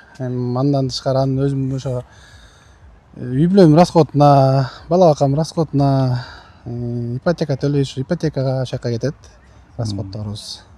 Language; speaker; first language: Kyrgyz; native; Kyrgyz